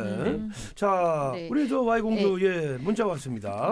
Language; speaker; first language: Korean; native; Korean